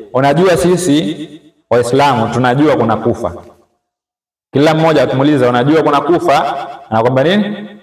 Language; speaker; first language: Swahili; native; Swahili